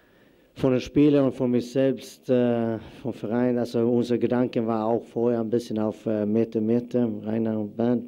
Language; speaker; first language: German; non-native, fluent; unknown